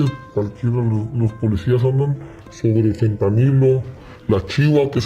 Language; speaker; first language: Spanish; native; Spanish